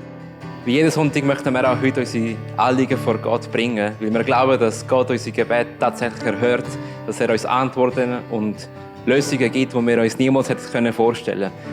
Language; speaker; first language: German; native; German